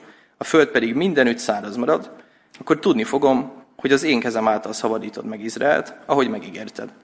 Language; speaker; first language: Hungarian; native; Hungarian